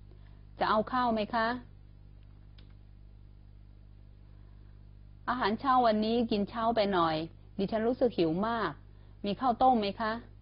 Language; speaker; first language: Thai; non-native, fluent; Chinese